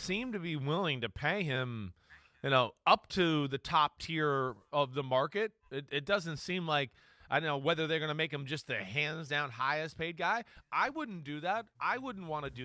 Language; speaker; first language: English; native; English